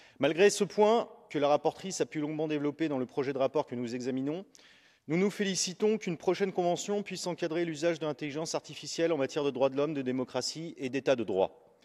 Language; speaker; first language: French; native; French